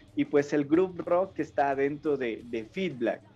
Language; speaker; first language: Spanish; native; Spanish